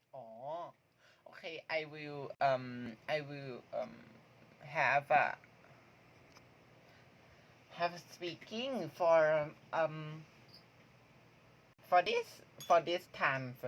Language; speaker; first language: English; non-native, learner; Thai